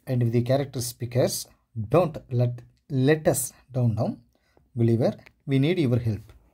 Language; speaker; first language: English; non-native, local second language; Tamil